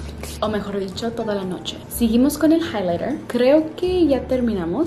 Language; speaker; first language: Spanish; early bilingual, heritage; Spanish